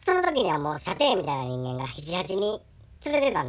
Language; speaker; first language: Japanese; native; Japanese